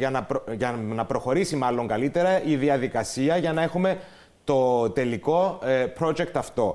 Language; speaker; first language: Greek; native; Greek